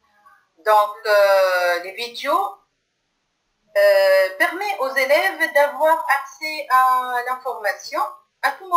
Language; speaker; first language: French; non-native, local second language; Arabic